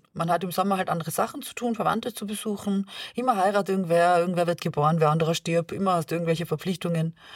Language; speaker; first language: German; early bilingual, other home language; Serbian